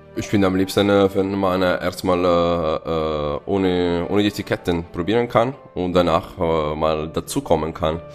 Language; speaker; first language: German; non-native, fluent; Italian